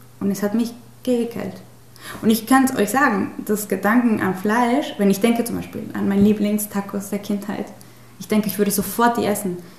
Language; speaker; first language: German; non-native, fluent; Spanish